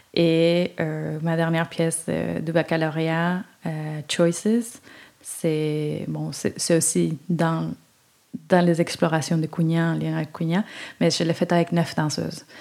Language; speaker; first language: French; non-native, fluent; Spanish